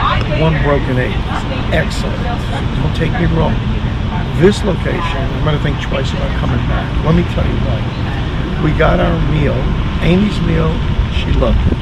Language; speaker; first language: English; native; English